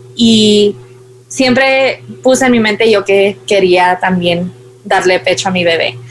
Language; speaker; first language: Spanish; early bilingual, heritage; Spanish